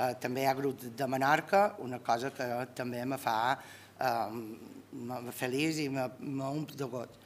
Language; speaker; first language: Catalan; native; Catalan